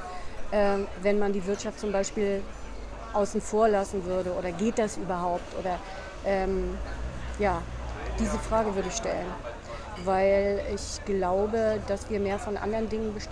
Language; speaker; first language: German; native; German